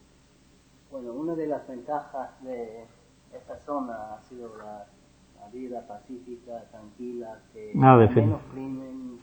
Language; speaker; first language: Spanish; non-native, fluent; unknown